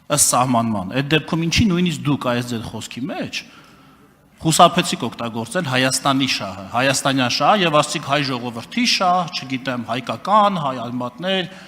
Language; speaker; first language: Armenian; native; Armenian